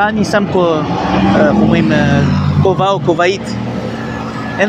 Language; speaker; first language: Hebrew; non-native, fluent; French